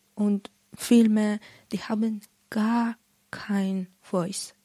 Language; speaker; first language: German; non-native, learner; Persian